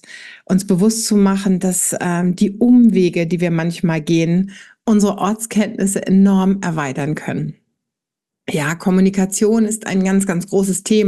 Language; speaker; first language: German; native; German